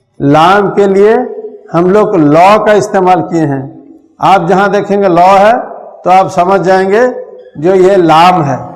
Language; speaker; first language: Hindi; native; Hindi